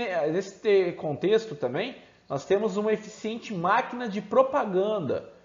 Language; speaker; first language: Portuguese; native; Portuguese